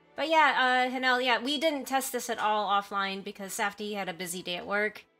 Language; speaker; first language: English; native; English